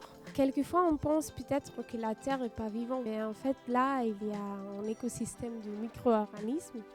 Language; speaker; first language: French; non-native, fluent; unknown